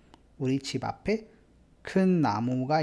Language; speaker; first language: Korean; non-native, fluent; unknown